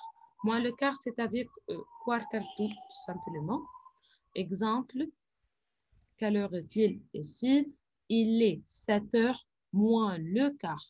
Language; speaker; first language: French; non-native, fluent; Arabic